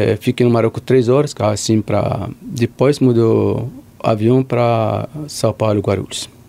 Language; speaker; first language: Portuguese; non-native, learner; Arabic